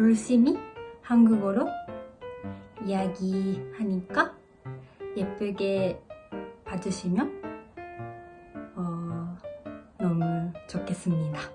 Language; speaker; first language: Korean; non-native, learner; Japanese